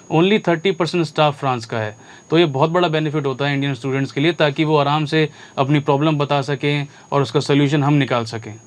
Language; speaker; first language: Hindi; native; Hindi